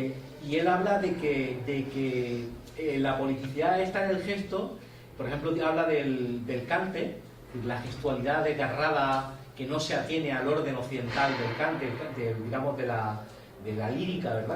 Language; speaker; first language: Spanish; native; Spanish